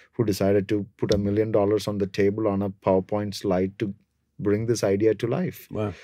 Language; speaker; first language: English; non-native, local second language; Malayalam